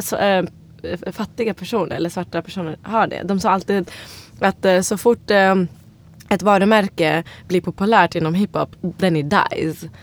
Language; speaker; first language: Swedish; early bilingual, other home language; Somali